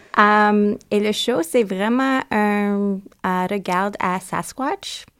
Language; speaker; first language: French; non-native, learner; English